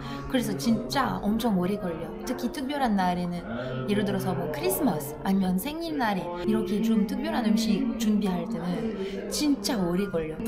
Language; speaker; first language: Korean; non-native, fluent; French